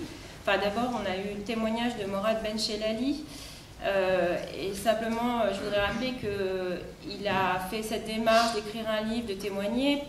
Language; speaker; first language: French; native; French